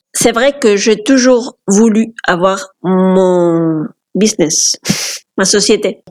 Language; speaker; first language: French; non-native, fluent; Spanish